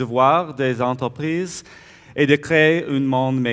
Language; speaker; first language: French; non-native, learner; English